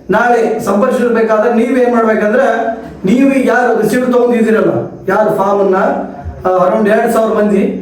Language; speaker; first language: Kannada; non-native, local second language; Urdu